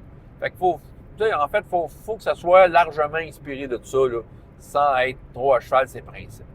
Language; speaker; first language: French; native; French